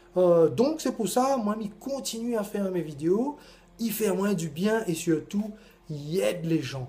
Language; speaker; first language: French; non-native, local second language; Réunion Creole French